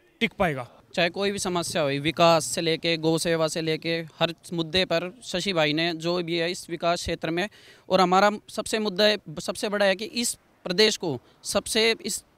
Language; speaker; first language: Hindi; native; Hindi